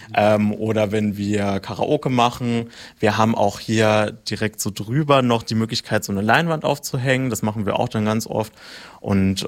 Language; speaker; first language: German; native; German